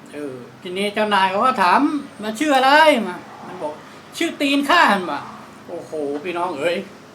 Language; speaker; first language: Thai; non-native, local second language; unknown